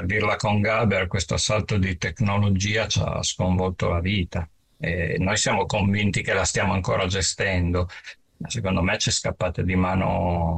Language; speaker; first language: Italian; native; Italian